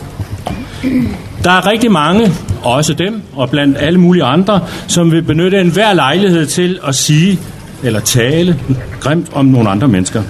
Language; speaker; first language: Danish; native; Danish